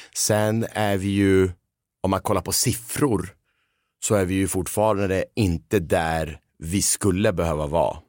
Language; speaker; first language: Swedish; early bilingual, other home language; Persian